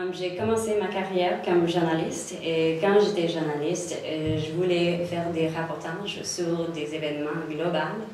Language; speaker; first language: French; non-native, local second language; English